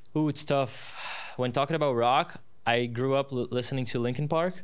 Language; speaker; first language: English; non-native, fluent; Portuguese